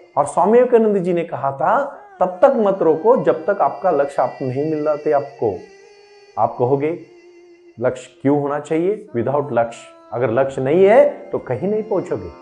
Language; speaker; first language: Hindi; non-native, local second language; Marathi